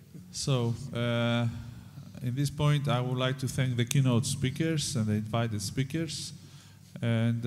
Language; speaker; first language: English; non-native, fluent; Greek